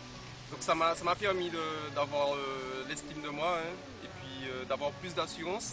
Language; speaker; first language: French; native; French